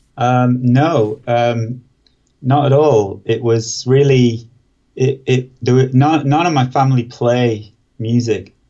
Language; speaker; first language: English; native; English